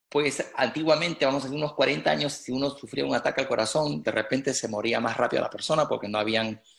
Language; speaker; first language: Spanish; native; Spanish